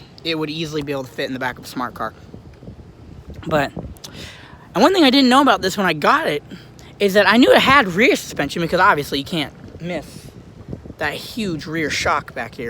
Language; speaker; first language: English; native; English